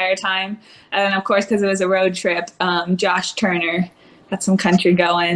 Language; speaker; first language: English; native; English